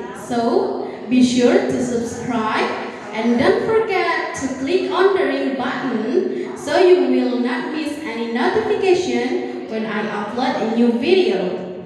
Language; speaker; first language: English; non-native, fluent; Indonesian